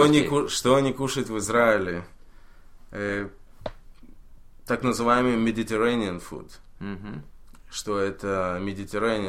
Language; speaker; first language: Russian; early bilingual, heritage; Russian